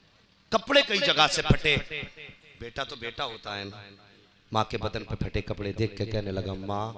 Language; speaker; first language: Urdu; native; Urdu